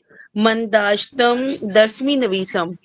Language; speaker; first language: Persian; non-native, learner; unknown